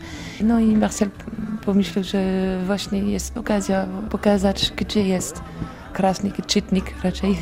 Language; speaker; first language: Polish; non-native, learner; French